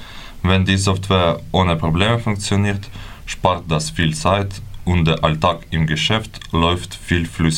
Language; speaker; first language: German; non-native, learner; Ukrainian